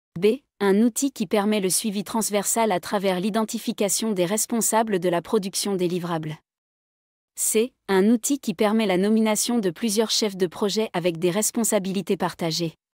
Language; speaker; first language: French; non-native, local second language; Arabic